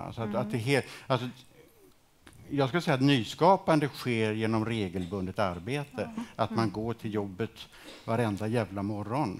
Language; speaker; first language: Swedish; native; Swedish